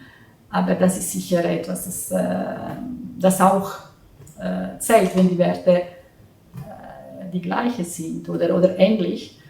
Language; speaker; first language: German; non-native, fluent; Italian